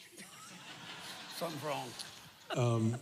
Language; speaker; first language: English; native; English